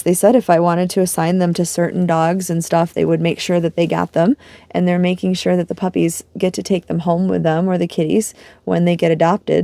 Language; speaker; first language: English; native; English